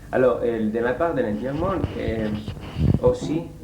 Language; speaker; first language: French; non-native, learner; Spanish